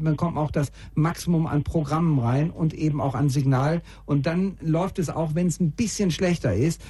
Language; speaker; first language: German; native; German